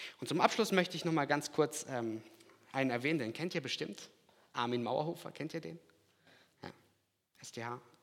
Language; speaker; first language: German; early bilingual, other home language; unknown